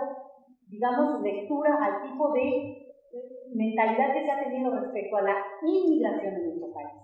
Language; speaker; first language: Spanish; native; Spanish